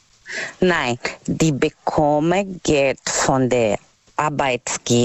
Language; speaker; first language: German; non-native, learner; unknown